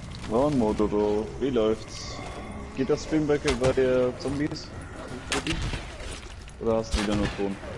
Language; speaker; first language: German; native; German